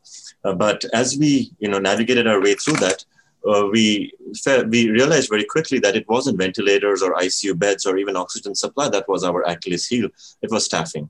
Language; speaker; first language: English; non-native, local second language; Bangla